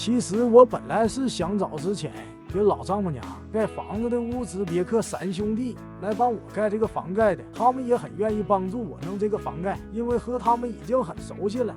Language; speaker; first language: Chinese; native; Chinese